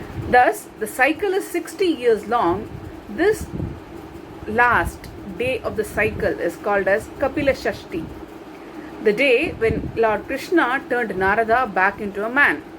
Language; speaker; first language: English; non-native, local second language; Tamil